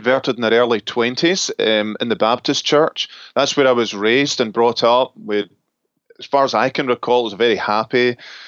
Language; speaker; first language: English; native; English